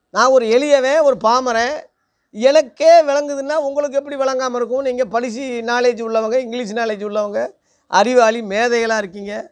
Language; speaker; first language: Tamil; non-native, local second language; Telugu